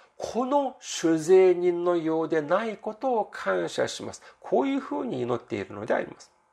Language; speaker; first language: Japanese; non-native, fluent; Korean